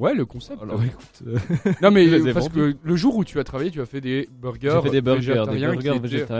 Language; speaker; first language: French; native; French